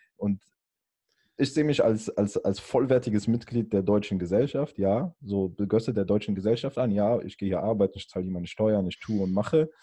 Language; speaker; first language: German; early bilingual, other home language; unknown